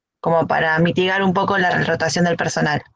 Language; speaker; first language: Spanish; native; Spanish